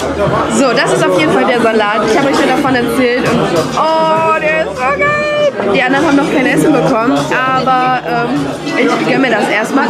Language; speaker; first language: German; native; German